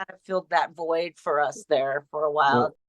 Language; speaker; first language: English; native; English